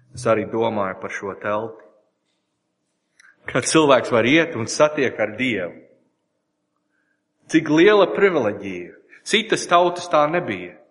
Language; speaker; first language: Latvian; non-native, learner; English